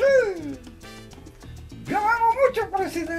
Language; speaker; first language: Spanish; early bilingual, heritage; Spanish